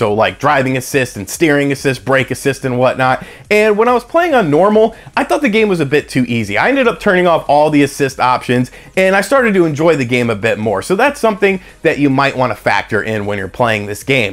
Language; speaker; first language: English; native; English